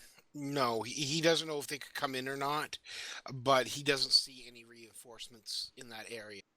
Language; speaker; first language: English; native; English